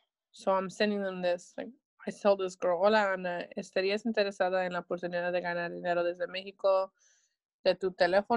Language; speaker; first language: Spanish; early bilingual, heritage; English